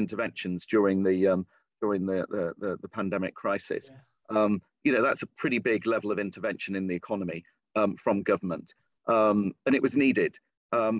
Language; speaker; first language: English; native; English